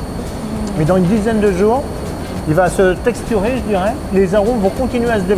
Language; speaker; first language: French; native; French